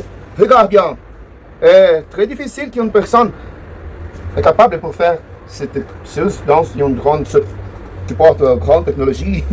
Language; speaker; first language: French; non-native, learner; Portuguese